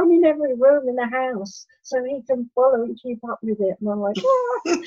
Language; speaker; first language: English; native; English